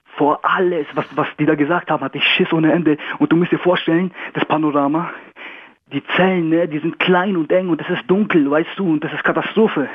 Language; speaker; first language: German; early bilingual, other home language; Greek